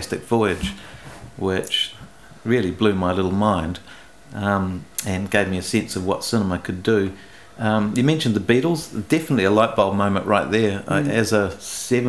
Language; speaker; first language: English; non-native, local second language; Greek